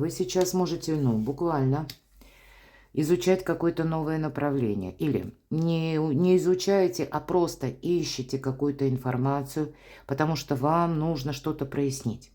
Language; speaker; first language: Russian; native; Russian